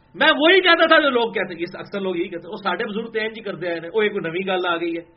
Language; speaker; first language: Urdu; non-native, local second language; Punjabi